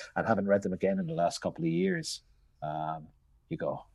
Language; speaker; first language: English; native; English